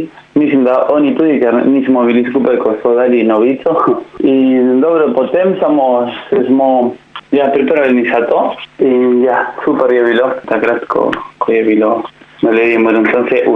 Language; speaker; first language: Slovenian; non-native, learner; Spanish